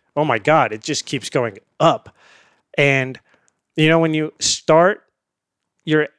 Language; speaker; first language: English; early bilingual, other home language; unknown